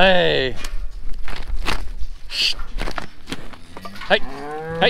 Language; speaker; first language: English; native; English